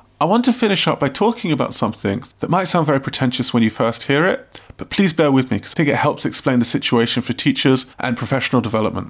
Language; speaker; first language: English; native; English